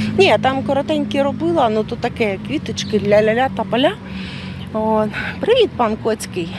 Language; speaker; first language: Ukrainian; non-native, local second language; Russian